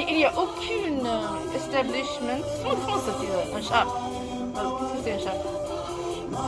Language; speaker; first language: French; non-native, learner; English